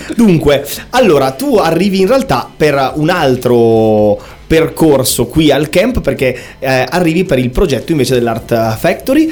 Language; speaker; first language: Italian; native; Italian